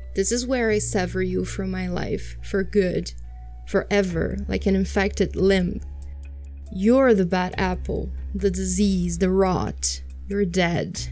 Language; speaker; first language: English; non-native, fluent; Portuguese